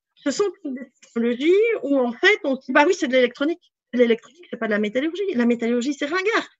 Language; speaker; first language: French; native; French